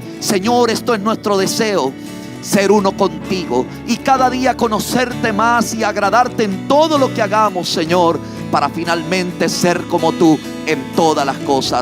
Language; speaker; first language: Spanish; native; Spanish